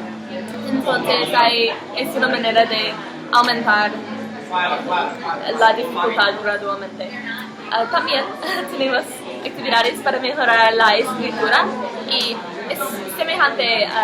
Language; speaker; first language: Spanish; non-native, learner; English